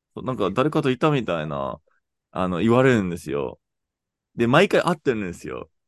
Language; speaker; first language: Japanese; non-native, fluent; English